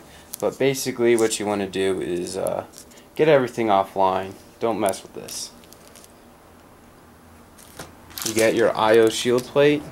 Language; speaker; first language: English; native; English